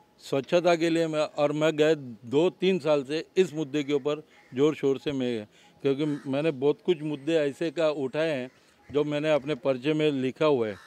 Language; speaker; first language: Hindi; non-native, local second language; Marathi